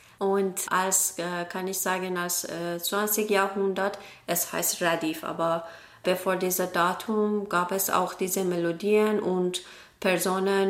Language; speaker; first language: German; non-native, learner; Persian